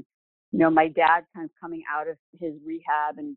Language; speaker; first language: English; native; English